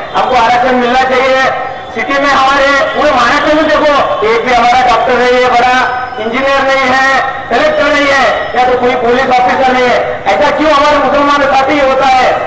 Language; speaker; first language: Hindi; non-native, local second language; Urdu